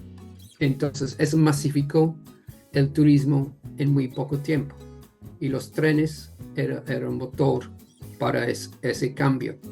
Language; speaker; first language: Spanish; non-native, fluent; English